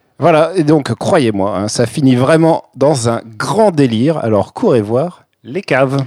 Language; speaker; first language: French; native; French